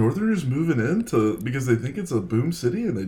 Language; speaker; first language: English; native; English